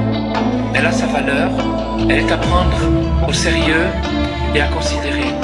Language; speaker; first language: French; native; French